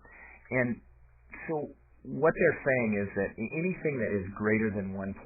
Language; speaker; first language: English; native; English